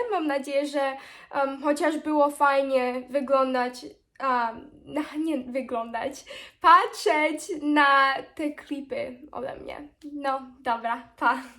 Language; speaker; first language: Polish; early bilingual, heritage; Polish